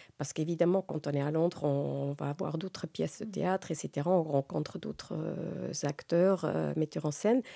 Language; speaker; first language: French; non-native, local second language; Swiss German